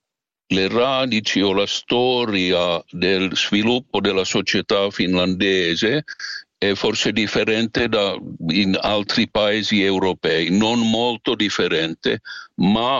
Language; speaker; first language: Italian; non-native, fluent; Finnish